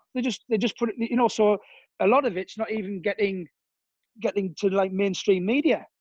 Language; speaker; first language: English; native; English